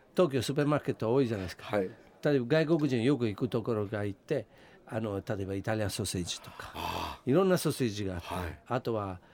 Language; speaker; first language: Japanese; non-native, fluent; Italian